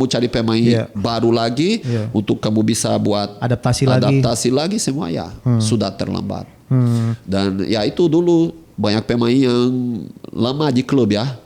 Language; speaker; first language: Indonesian; non-native, fluent; Portuguese